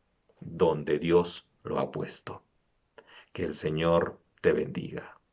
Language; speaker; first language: Spanish; native; Spanish